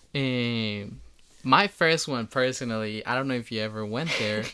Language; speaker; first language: English; non-native, fluent; Spanish